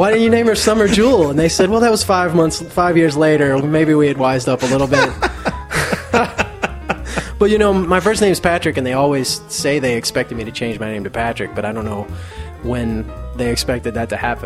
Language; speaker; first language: English; native; English